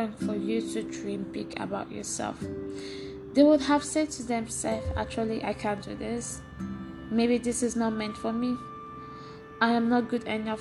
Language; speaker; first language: English; non-native, local second language; Igbo